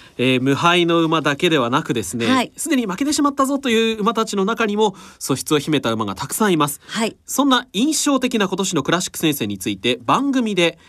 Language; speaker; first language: Japanese; native; Japanese